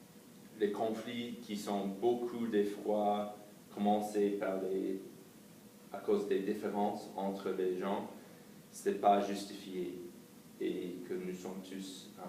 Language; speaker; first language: French; non-native, fluent; English